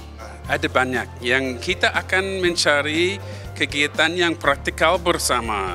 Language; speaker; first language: Indonesian; non-native, fluent; English